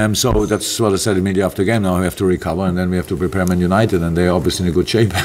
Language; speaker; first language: English; non-native, fluent; German